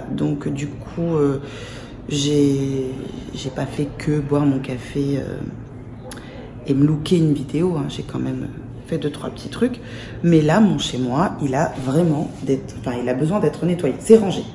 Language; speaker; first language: French; native; French